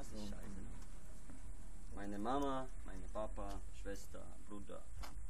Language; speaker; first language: German; non-native, learner; Slovak